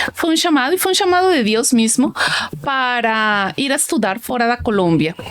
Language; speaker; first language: Portuguese; non-native, fluent; Spanish